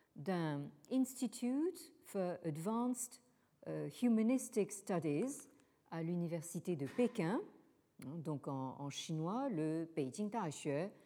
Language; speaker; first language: French; native; French